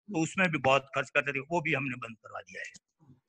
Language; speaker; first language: Hindi; non-native, local second language; Gujarati